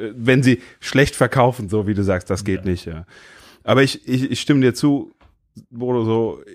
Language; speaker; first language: German; non-native, fluent; English